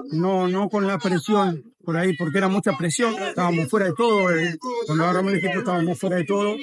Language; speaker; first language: Spanish; native; Spanish